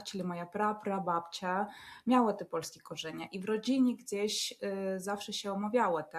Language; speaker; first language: Polish; non-native, fluent; Russian